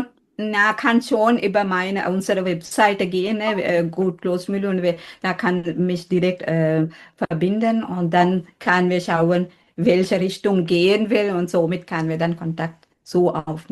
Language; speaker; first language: German; non-native, fluent; Sinhala